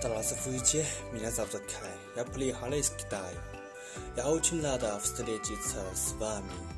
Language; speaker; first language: Russian; non-native, learner; Chinese